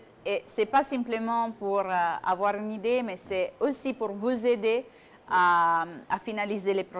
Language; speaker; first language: French; non-native, fluent; Italian